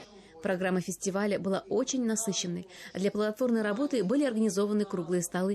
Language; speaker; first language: Russian; native; Russian